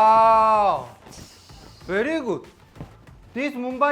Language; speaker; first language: English; non-native, learner; Korean